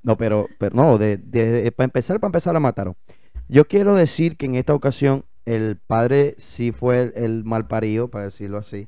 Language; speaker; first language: Spanish; native; Spanish